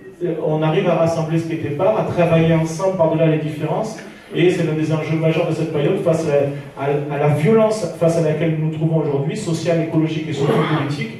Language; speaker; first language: French; native; French